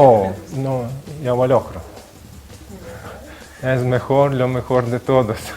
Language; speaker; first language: Spanish; non-native, fluent; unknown